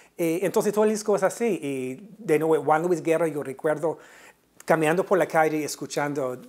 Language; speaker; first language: Spanish; non-native, fluent; English